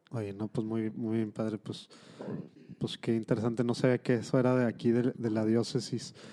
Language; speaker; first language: Spanish; native; Spanish